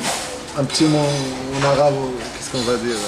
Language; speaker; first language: French; non-native, local second language; Arabic